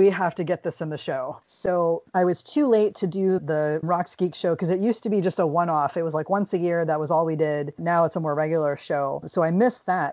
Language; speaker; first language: English; native; English